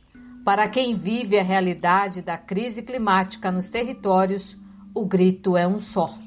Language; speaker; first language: Portuguese; native; Portuguese